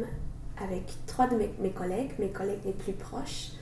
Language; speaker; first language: French; non-native, fluent; English